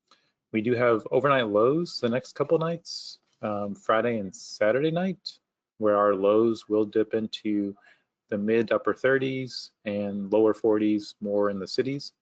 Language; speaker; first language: English; native; English